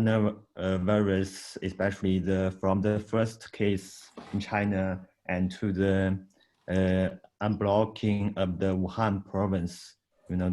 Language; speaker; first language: English; non-native, learner; Chinese